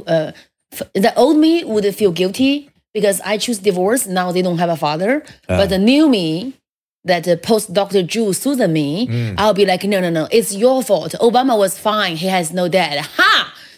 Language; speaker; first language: English; non-native, fluent; Chinese